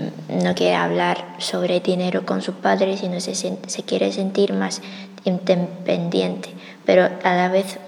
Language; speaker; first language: Spanish; non-native, fluent; Chinese